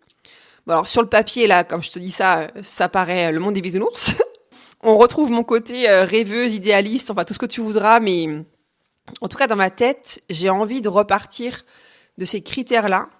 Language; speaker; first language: French; native; French